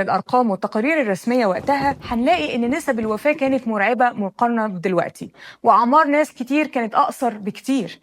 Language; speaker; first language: Arabic; native; Arabic